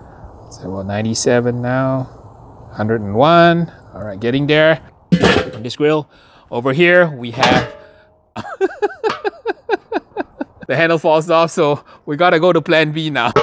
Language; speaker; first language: English; native; English